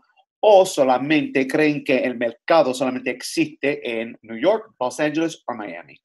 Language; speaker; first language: Spanish; early bilingual, other home language; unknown